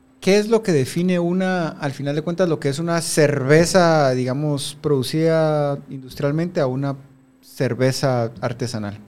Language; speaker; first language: Spanish; native; Spanish